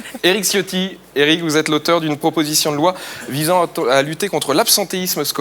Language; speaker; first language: French; native; French